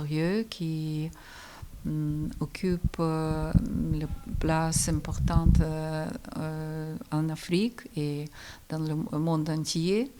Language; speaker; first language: French; non-native, fluent; Ukrainian